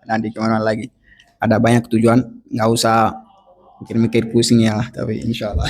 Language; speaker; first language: Indonesian; non-native, learner; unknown